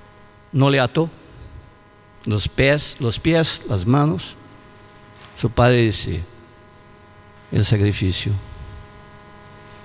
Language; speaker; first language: Spanish; non-native, learner; Portuguese